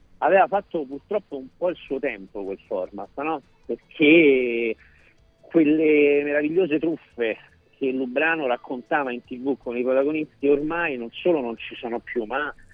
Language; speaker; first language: Italian; native; Italian